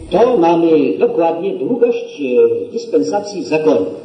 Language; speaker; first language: Polish; native; Polish